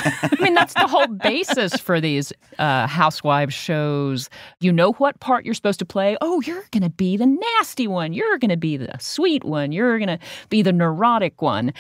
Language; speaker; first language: English; native; English